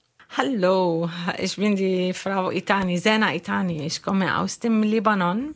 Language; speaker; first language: German; non-native, learner; Arabic